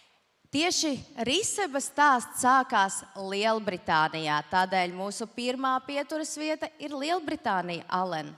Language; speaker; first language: Latvian; native; Latvian